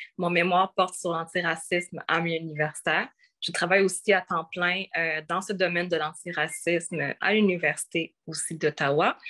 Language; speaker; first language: French; early bilingual, other home language; Rundi